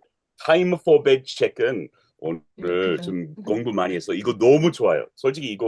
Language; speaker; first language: Korean; non-native, learner; English